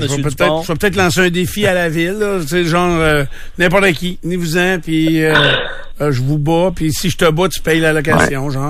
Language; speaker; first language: French; native; French